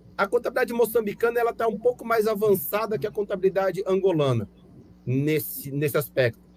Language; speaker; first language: Portuguese; native; Portuguese